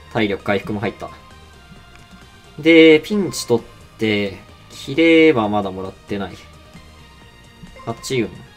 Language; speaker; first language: Japanese; native; Japanese